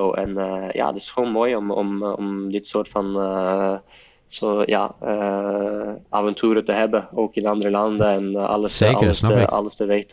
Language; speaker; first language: Dutch; non-native, fluent; Norwegian